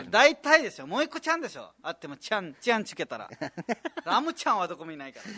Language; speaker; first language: Japanese; non-native, fluent; Nepali